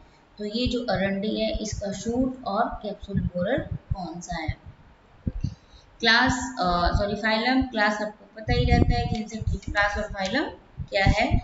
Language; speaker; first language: Hindi; native; Hindi